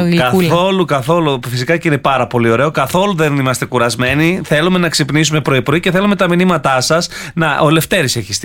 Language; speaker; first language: Greek; native; Greek